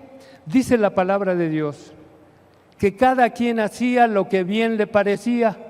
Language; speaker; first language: Spanish; native; Spanish